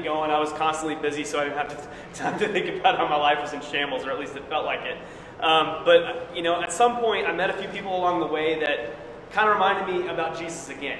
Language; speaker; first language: English; native; English